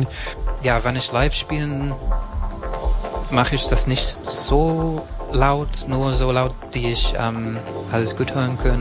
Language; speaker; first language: German; non-native, fluent; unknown